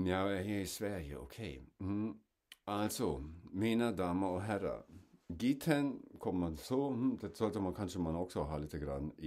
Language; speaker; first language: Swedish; non-native, fluent; German